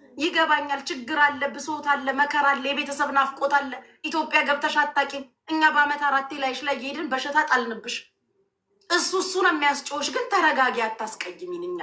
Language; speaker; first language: Amharic; native; Amharic